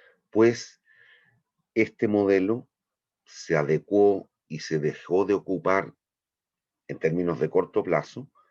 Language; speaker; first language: Spanish; native; Spanish